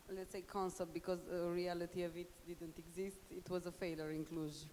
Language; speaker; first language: English; non-native, fluent; Romanian